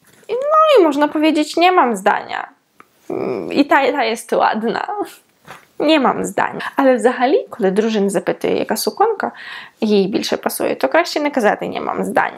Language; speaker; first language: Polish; non-native, fluent; Ukrainian